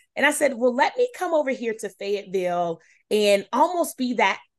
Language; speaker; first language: English; native; English